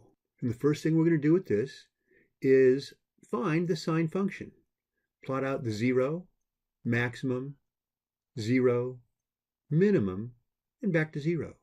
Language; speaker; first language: English; native; English